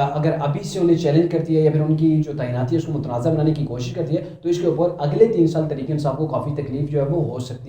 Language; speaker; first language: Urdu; non-native, learner; English